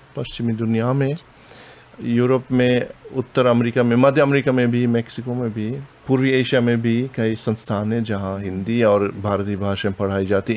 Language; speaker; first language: Hindi; non-native, fluent; German